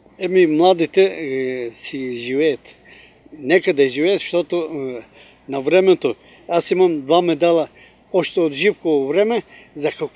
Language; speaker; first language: Bulgarian; non-native, local second language; Turkish